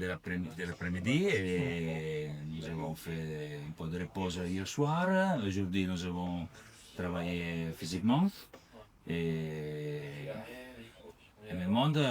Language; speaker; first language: French; non-native, learner; Italian